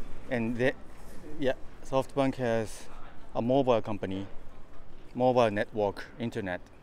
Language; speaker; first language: English; non-native, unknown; Japanese